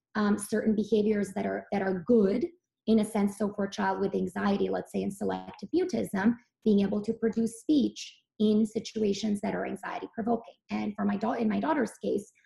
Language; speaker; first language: English; early bilingual, other home language; Serbian